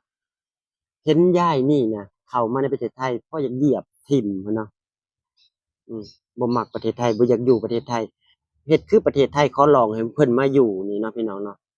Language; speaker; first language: Thai; non-native, local second language; Northeastern Thai